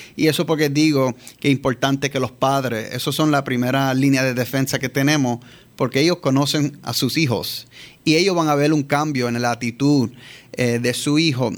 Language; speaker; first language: Spanish; early bilingual, heritage; Spanish